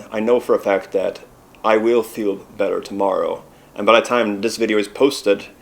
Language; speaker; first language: English; non-native, fluent; Swedish